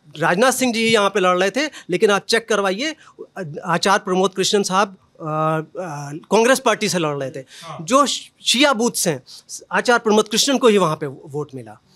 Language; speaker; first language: Hindi; native; Hindi